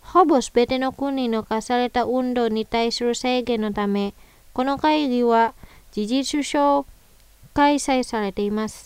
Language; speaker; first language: Japanese; non-native, fluent; Indonesian